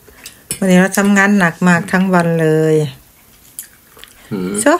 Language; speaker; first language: English; non-native, learner; Thai